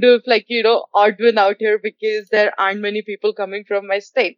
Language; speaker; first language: English; non-native, local second language; Hindi